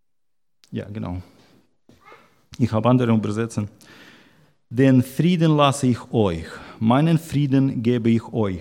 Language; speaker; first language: German; non-native, learner; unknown